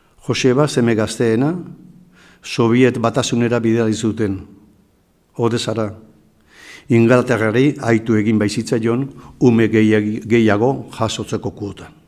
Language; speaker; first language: Basque; native; Basque